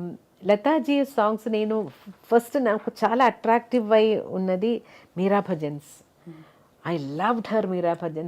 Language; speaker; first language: Telugu; non-native, local second language; Malayalam